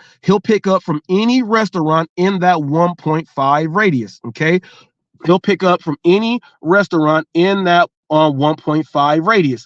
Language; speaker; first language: English; native; English